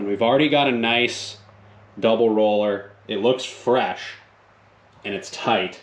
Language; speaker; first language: English; native; English